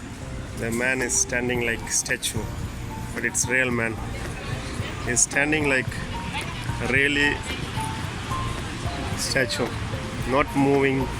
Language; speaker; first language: English; non-native, local second language; Tamil